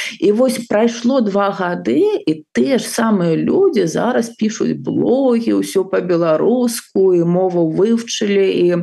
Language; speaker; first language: Belarusian; non-native, local second language; Russian